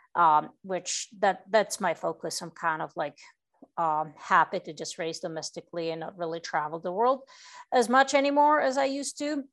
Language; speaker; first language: English; non-native, fluent; Czech